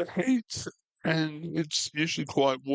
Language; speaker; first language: English; native; English